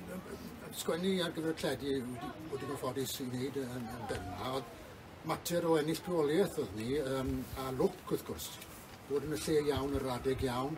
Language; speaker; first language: Welsh; native; Welsh